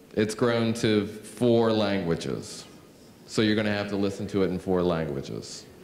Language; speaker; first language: English; native; English